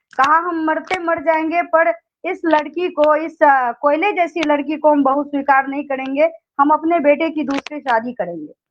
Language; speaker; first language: Hindi; non-native, local second language; Maithili